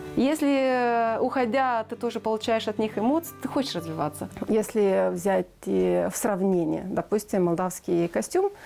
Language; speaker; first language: Russian; non-native, local second language; Romanian